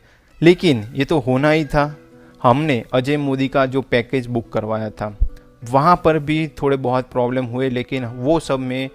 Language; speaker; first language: Hindi; native; Hindi